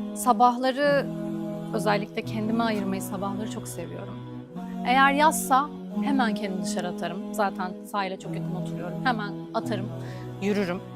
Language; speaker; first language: Turkish; native; Turkish